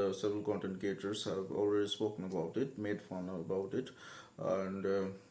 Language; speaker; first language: English; non-native, local second language; Bangla